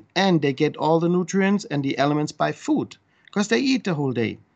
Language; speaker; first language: English; non-native, fluent; German